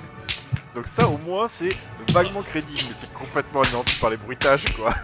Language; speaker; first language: French; native; French